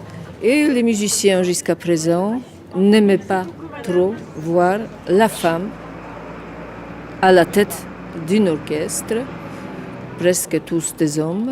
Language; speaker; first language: French; non-native, fluent; Polish